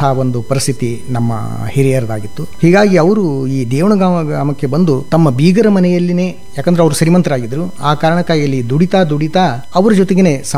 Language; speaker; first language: Kannada; non-native, local second language; Marathi